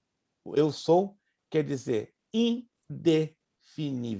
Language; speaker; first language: Portuguese; native; Portuguese